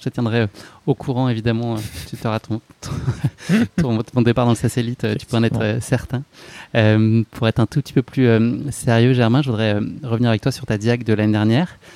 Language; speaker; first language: French; native; French